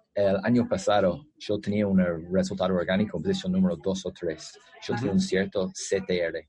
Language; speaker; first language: Spanish; non-native, fluent; English